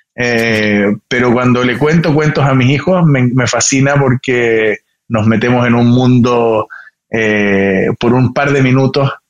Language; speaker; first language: Spanish; native; Spanish